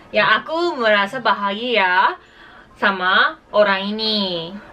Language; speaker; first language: Indonesian; non-native, learner; Japanese